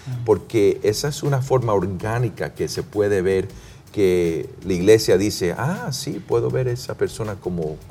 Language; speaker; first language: Spanish; non-native, fluent; English